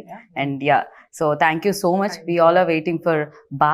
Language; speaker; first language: Telugu; native; Telugu